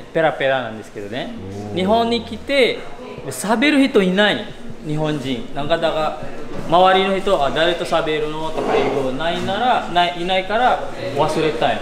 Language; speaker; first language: Japanese; non-native, fluent; Indonesian